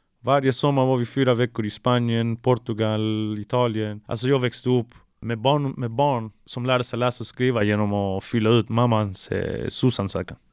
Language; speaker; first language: Swedish; early bilingual, other home language; Spanish